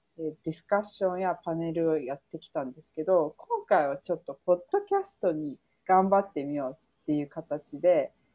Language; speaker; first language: Japanese; early bilingual, heritage; Japanese